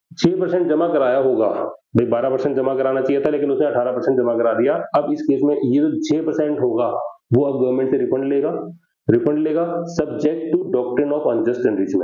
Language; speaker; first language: Hindi; native; Hindi